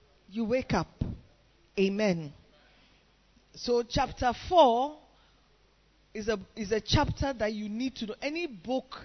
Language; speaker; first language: English; non-native, local second language; Akan